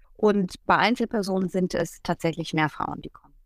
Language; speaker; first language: German; native; German